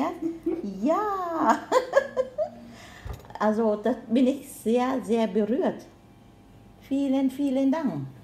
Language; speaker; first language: German; non-native, learner; Vietnamese